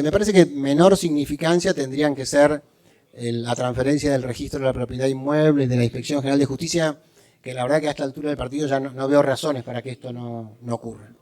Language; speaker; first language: Spanish; native; Spanish